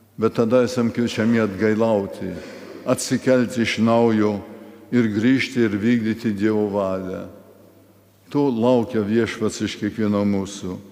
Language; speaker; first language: Lithuanian; early bilingual, heritage; Lithuanian